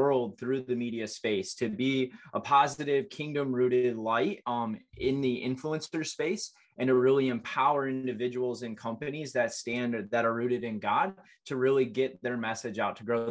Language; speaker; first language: English; native; English